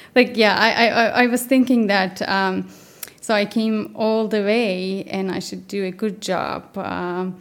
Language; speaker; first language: English; non-native, fluent; Turkish